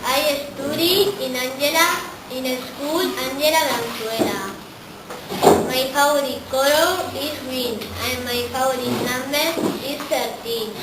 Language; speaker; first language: English; non-native, learner; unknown